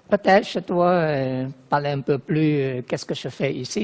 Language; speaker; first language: French; non-native, learner; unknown